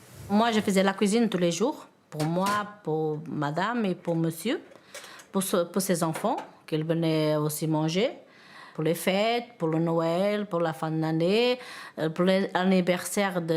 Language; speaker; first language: French; non-native, learner; Portuguese